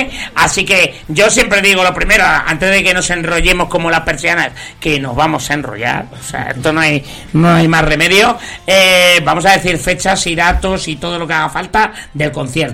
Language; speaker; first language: Spanish; native; Spanish